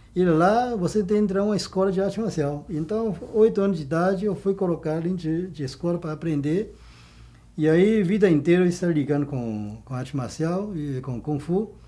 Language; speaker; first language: Portuguese; non-native, fluent; Chinese